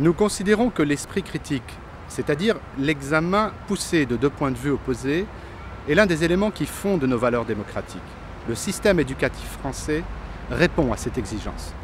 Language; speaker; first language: French; native; French